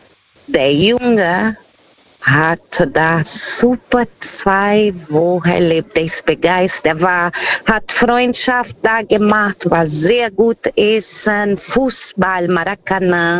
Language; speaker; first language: German; non-native, fluent; Portuguese